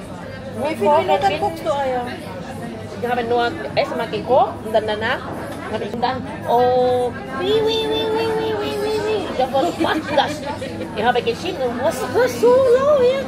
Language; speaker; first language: German; non-native, learner; Turkish